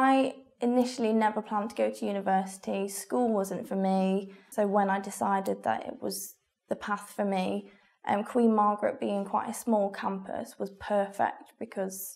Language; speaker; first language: English; native; English